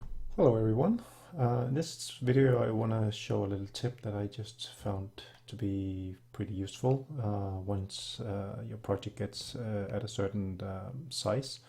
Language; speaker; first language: English; non-native, fluent; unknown